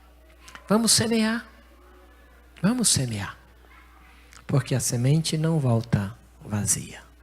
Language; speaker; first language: Portuguese; native; Portuguese